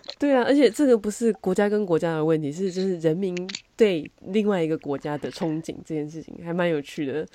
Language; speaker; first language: Chinese; native; Chinese